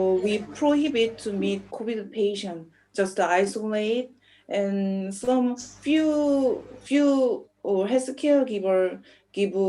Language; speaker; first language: English; non-native, learner; Korean